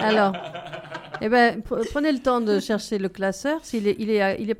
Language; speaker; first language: French; native; French